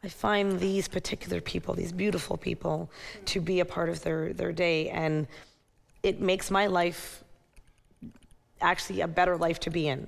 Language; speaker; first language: English; native; English